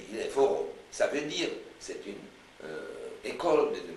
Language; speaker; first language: French; non-native, fluent; Romanian